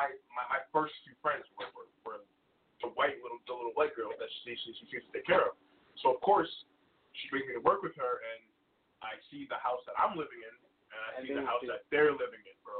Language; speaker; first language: English; native; English